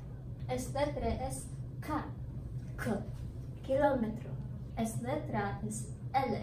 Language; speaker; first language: Spanish; non-native, learner; English